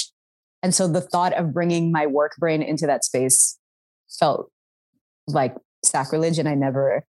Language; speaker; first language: English; early bilingual, other home language; Arabic